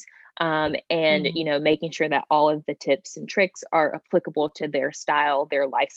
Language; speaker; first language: English; native; English